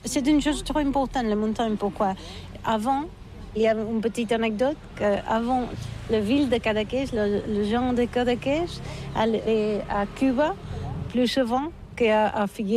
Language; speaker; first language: French; non-native, learner; Catalan